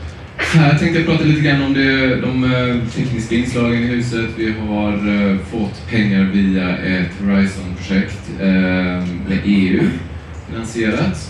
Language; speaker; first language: Swedish; native; Swedish